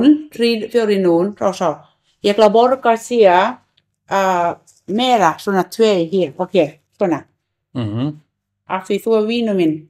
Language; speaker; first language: Icelandic; non-native, learner; Thai